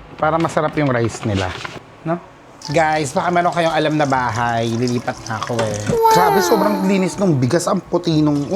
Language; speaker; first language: Filipino; non-native, local second language; Pampanga